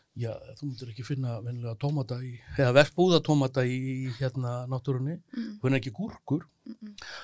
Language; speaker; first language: Icelandic; native; Icelandic